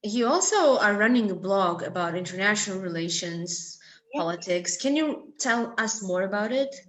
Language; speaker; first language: English; non-native, fluent; Georgian